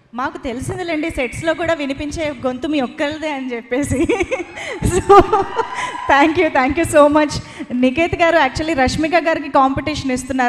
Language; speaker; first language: Telugu; native; Telugu